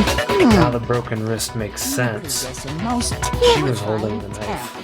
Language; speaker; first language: English; native; English